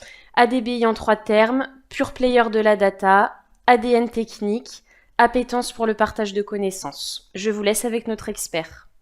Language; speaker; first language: French; native; French